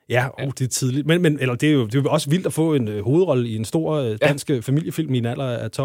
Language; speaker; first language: Danish; native; Danish